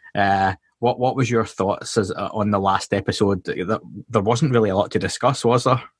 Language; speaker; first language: English; native; English